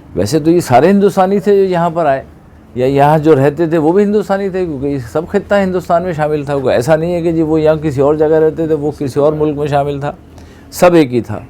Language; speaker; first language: Urdu; native; Urdu